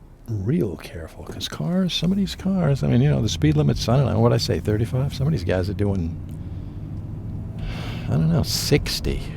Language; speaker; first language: English; native; English